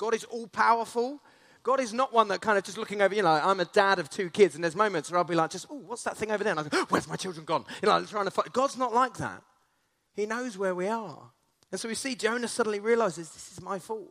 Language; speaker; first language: English; native; English